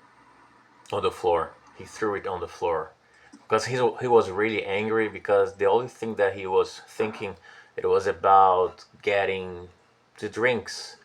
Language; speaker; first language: English; non-native, fluent; Portuguese